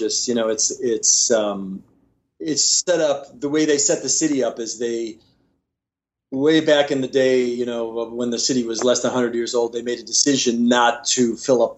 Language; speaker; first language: English; native; English